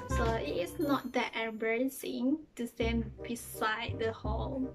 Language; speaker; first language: English; non-native, local second language; Malay